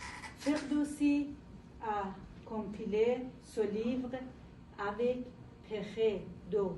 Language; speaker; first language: French; non-native, learner; Persian